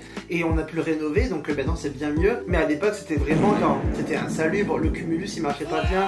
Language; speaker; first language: French; native; French